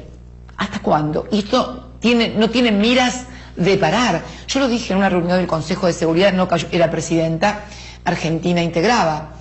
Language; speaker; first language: Spanish; native; Spanish